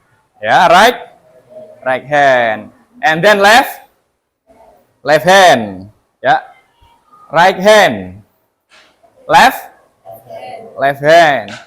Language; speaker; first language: English; non-native, fluent; Indonesian